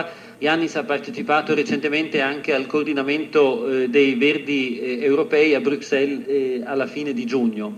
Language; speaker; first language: Italian; native; Italian